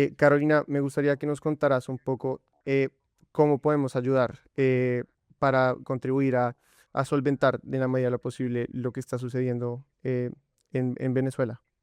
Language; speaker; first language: Spanish; native; Spanish